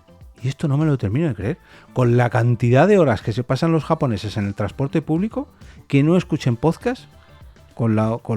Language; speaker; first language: Spanish; native; Spanish